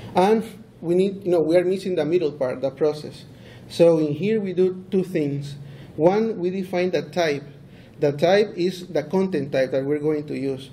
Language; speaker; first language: English; non-native, fluent; Spanish